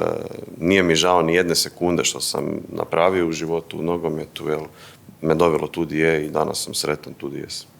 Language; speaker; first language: Bosnian; native; Bosnian